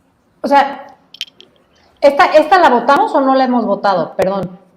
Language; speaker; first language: Spanish; native; Spanish